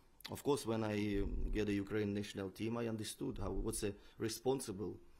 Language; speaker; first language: English; non-native, learner; Russian